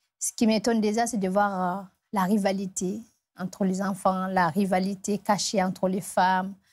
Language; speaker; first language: French; non-native, local second language; Fula